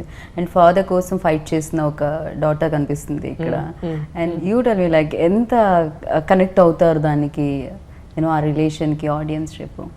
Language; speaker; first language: Telugu; native; Telugu